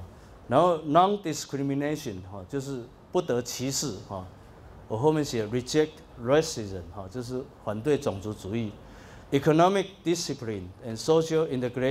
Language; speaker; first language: Chinese; native; Chinese